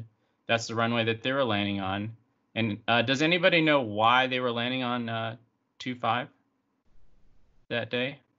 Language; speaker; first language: English; native; English